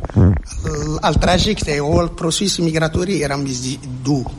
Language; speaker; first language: Catalan; non-native, learner; Central Atlas Tamazight